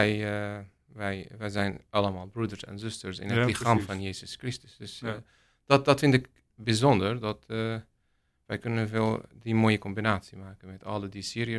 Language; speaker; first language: Dutch; non-native, learner; Arabic